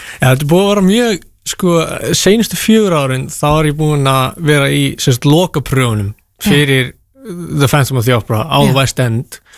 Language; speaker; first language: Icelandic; native; Icelandic